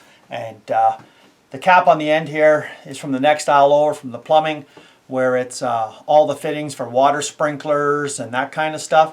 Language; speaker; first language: English; native; English